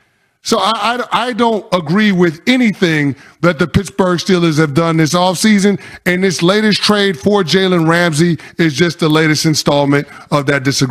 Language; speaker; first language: English; native; English